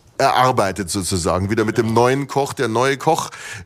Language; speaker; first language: German; native; German